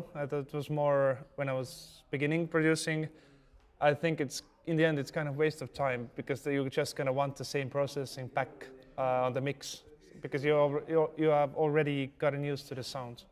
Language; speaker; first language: English; non-native, fluent; Estonian